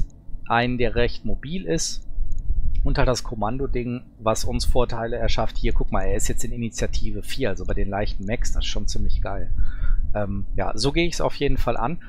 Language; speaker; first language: German; native; German